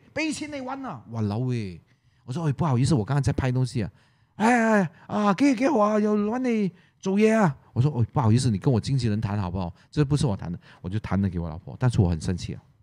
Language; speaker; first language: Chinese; non-native, local second language; Cantonese